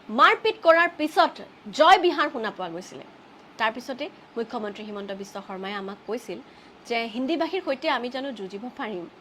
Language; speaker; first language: Assamese; native; Assamese